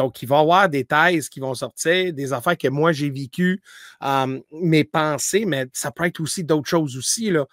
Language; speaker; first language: French; native; French